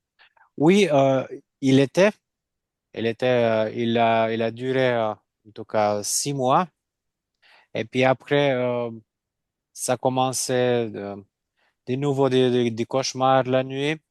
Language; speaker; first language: French; non-native, learner; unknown